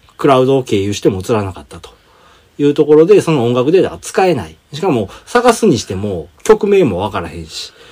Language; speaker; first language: Japanese; native; Japanese